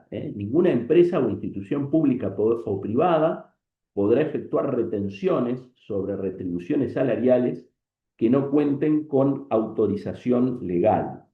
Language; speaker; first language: Spanish; native; Spanish